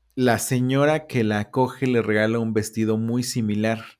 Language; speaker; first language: Spanish; native; Spanish